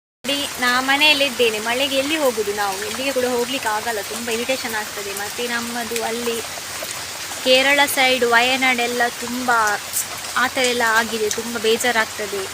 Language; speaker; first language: Kannada; non-native, local second language; Tulu